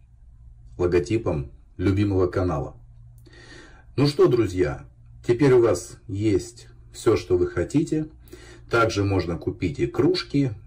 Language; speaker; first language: Russian; native; Russian